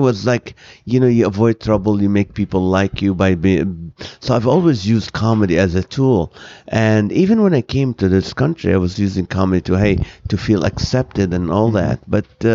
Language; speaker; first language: English; non-native, fluent; Arabic